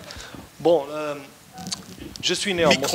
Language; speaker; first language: French; non-native, fluent; Portuguese